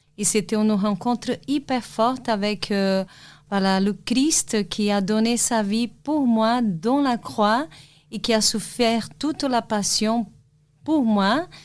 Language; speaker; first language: French; non-native, fluent; Portuguese